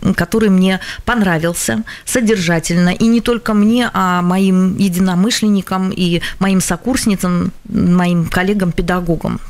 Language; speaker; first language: Russian; non-native, local second language; Latvian